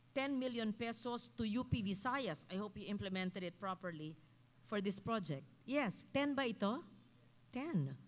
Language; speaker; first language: English; non-native, local second language; Filipino